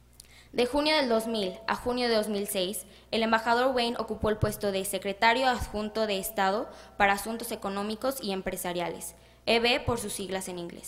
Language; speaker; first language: Spanish; native; Spanish